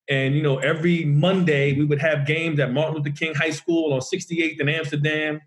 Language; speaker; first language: English; native; English